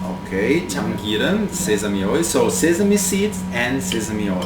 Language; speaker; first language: English; non-native, fluent; Italian